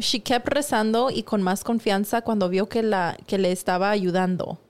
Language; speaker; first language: Spanish; early bilingual, heritage; Spanish